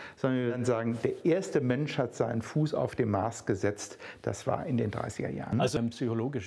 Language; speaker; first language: German; native; German